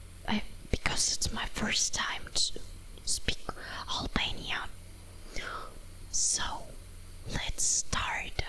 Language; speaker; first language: English; non-native, learner; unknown